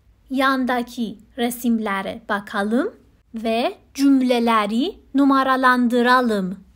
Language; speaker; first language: Turkish; non-native, fluent; Persian